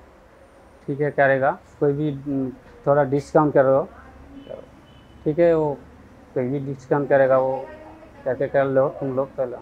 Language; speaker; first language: Hindi; non-native, local second language; Bangla